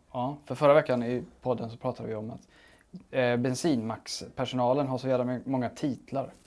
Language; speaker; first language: Swedish; early bilingual, other home language; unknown